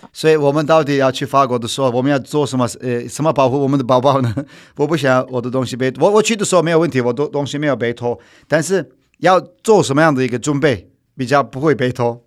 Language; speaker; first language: Chinese; non-native, fluent; Turkish